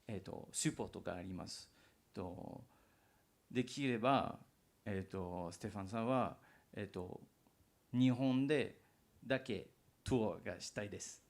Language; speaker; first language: Japanese; non-native, learner; English